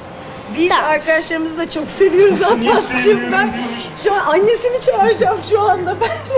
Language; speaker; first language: Turkish; native; Turkish